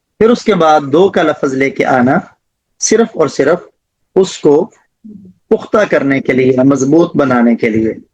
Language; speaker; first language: Urdu; non-native, local second language; Punjabi